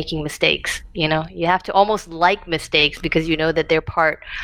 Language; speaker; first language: English; non-native, fluent; Portuguese